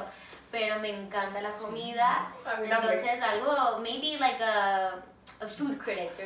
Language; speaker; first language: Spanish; early bilingual, heritage; English